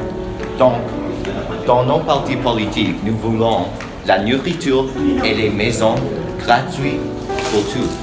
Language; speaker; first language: French; non-native, learner; English